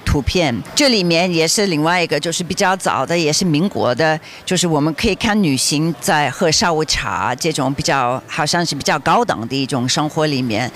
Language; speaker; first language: Chinese; non-native, fluent; English